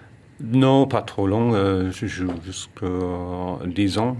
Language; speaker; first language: French; non-native, learner; English